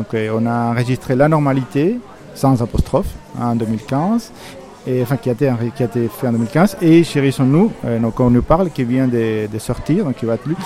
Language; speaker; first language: French; native; French